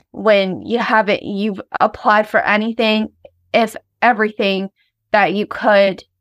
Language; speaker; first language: English; native; English